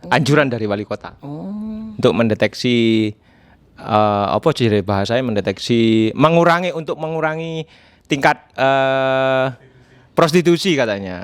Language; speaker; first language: Indonesian; native; Indonesian